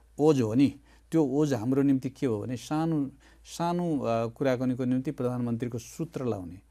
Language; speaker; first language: Nepali; native; Nepali